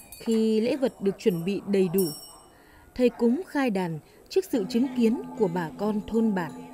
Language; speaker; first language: Vietnamese; native; Vietnamese